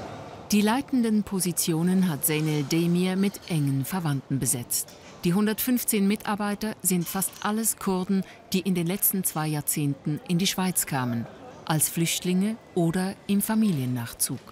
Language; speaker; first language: German; non-native, fluent; Kurdish